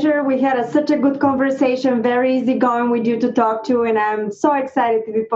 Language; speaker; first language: English; non-native, fluent; Bulgarian